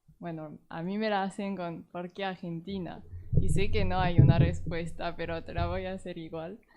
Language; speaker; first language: Spanish; non-native, fluent; French